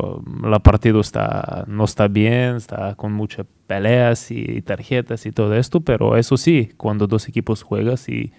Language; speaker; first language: Spanish; non-native, learner; Bulgarian